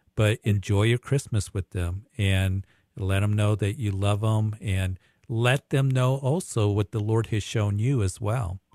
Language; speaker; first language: English; native; English